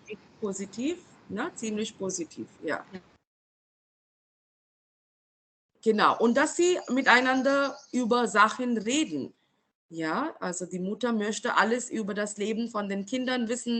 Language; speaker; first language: German; non-native, fluent; Marathi